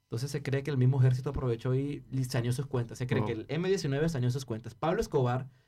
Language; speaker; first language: Spanish; native; Spanish